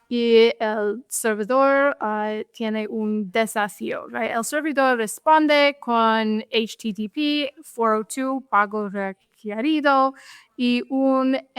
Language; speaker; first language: Spanish; non-native, fluent; English